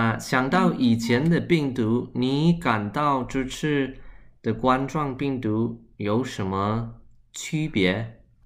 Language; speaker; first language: Chinese; early bilingual, heritage; Chinese